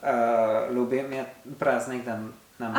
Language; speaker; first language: Bulgarian; non-native, learner; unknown